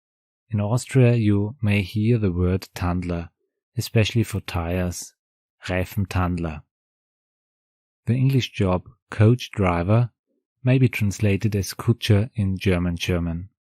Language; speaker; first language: English; non-native, fluent; German